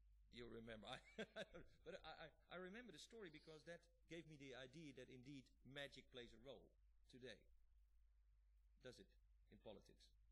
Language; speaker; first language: English; non-native, fluent; Dutch